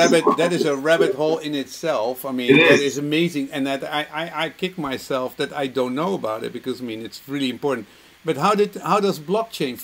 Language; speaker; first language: English; non-native, fluent; Dutch